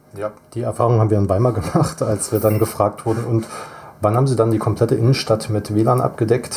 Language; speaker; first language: German; native; German